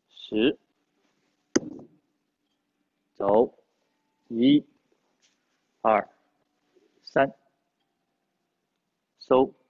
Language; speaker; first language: Chinese; native; Chinese